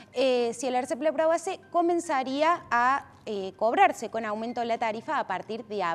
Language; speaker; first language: Spanish; native; Spanish